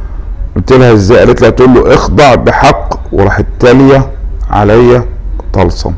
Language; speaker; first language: Arabic; native; Arabic